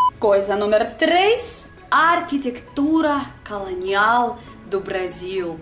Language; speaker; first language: Portuguese; non-native, learner; Russian